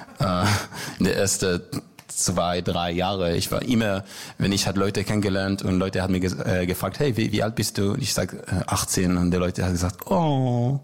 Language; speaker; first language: German; non-native, learner; Hebrew